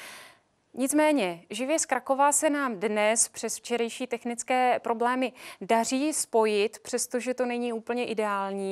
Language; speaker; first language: Czech; native; Czech